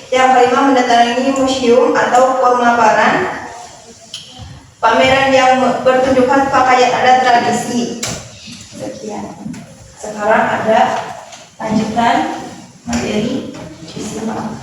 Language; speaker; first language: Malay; non-native, local second language; Sundanese